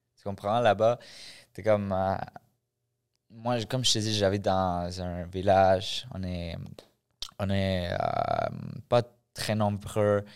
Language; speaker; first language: French; early bilingual, other home language; Spanish